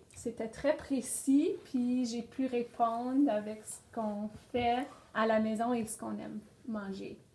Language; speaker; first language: French; native; French